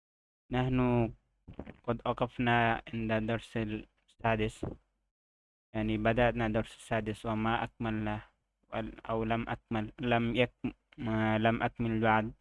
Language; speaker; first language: Arabic; non-native, fluent; Bangla